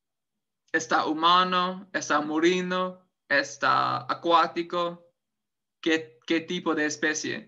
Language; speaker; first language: Spanish; non-native, fluent; English